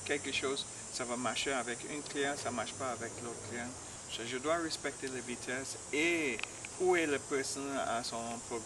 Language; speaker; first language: French; non-native, learner; English